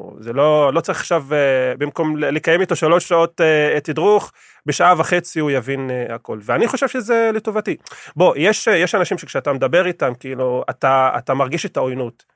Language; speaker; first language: Hebrew; non-native, local second language; Arabic